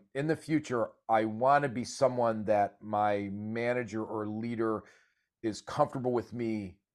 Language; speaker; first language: English; native; English